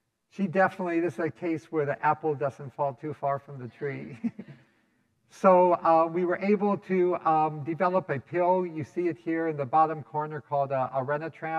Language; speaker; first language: English; native; English